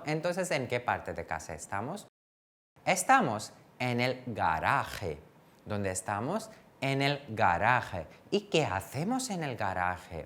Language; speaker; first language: Spanish; non-native, fluent; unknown